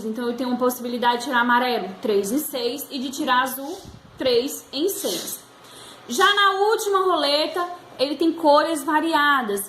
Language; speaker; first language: Portuguese; native; Portuguese